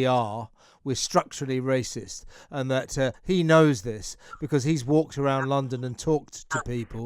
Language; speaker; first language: English; native; English